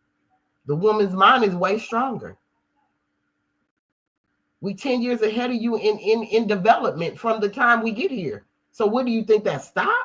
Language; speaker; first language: English; native; English